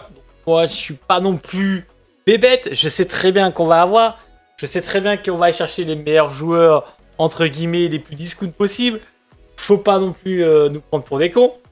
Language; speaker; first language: French; native; French